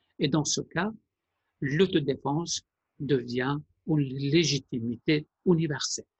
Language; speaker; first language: French; non-native, fluent; Persian